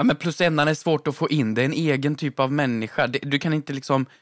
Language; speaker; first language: Swedish; native; Swedish